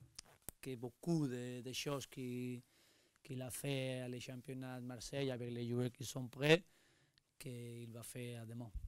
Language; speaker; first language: French; non-native, learner; Spanish